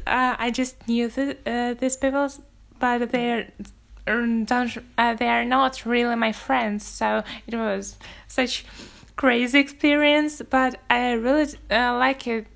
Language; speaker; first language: English; non-native, fluent; Russian